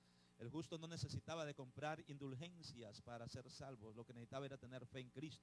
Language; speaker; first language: Spanish; native; Spanish